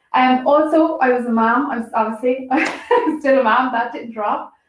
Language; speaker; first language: English; native; English